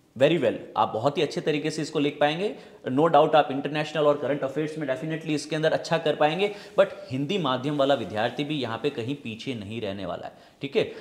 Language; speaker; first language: Hindi; native; Hindi